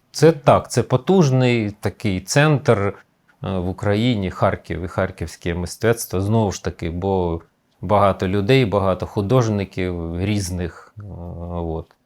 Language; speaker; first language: Ukrainian; native; Ukrainian